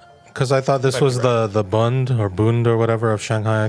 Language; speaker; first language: English; native; English